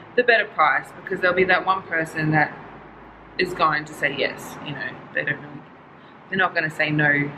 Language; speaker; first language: English; native; English